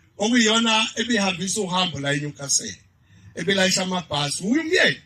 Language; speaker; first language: Zulu; native; Zulu